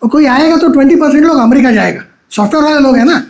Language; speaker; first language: Hindi; non-native, local second language; Marathi